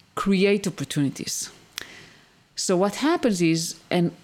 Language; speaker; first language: English; non-native, fluent; Hebrew